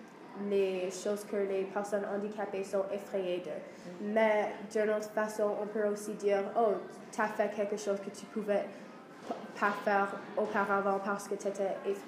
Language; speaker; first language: French; non-native, learner; English